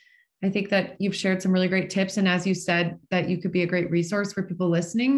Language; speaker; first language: English; native; English